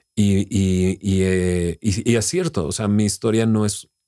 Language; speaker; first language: Spanish; native; Spanish